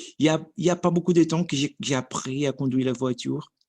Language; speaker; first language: French; non-native, learner; Portuguese